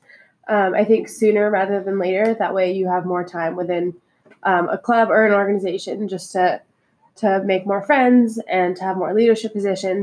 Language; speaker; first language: English; non-native, fluent; Czech